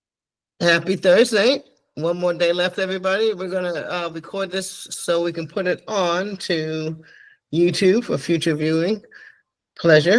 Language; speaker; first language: English; native; English